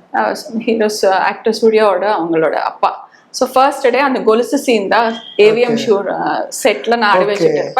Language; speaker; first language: Tamil; early bilingual, heritage; Tamil